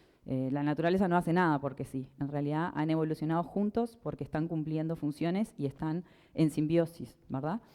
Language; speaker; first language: Spanish; native; Spanish